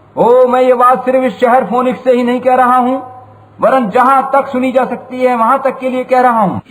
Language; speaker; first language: Hindi; native; Hindi